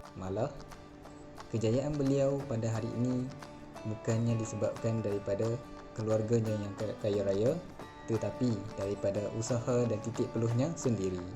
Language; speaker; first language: Malay; native; Malay